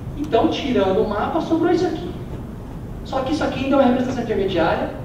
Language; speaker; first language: Portuguese; native; Portuguese